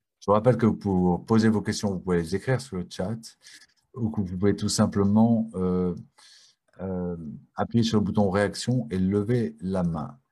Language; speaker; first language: French; native; French